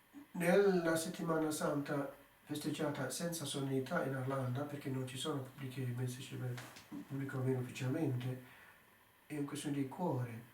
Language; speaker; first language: Italian; non-native, fluent; English